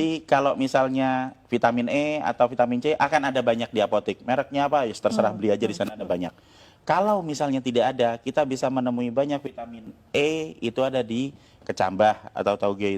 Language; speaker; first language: Indonesian; native; Indonesian